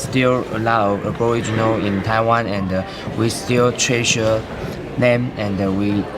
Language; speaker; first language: English; non-native, learner; Chinese